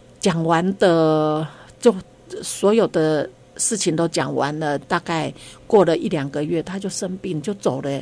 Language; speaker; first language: Chinese; non-native, local second language; Hakka Chinese